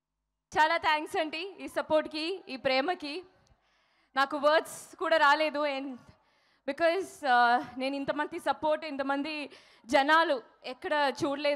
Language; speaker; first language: Telugu; native; Telugu